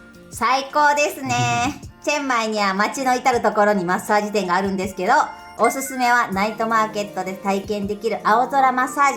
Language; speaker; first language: Japanese; native; Japanese